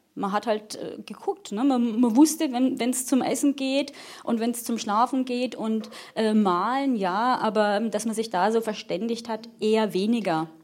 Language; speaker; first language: German; early bilingual, other home language; Portuguese